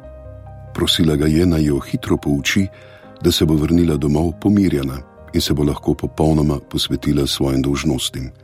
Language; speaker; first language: Slovenian; native; Slovenian